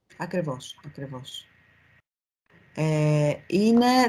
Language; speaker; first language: Greek; native; Greek